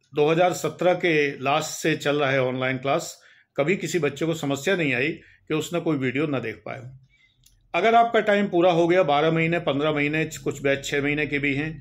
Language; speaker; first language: Hindi; native; Hindi